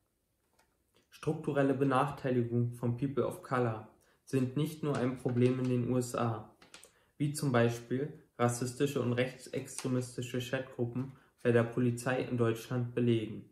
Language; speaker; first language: German; native; German